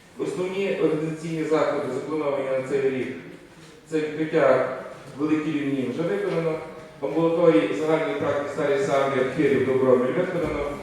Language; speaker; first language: Ukrainian; native; Ukrainian